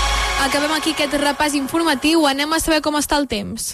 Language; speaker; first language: Catalan; native; Catalan